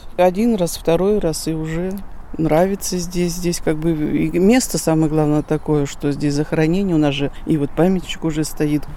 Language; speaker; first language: Russian; native; Russian